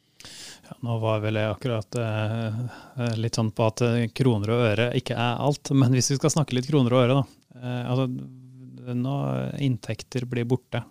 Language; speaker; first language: Norwegian; native; Norwegian